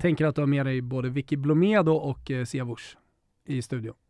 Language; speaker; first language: Swedish; native; Swedish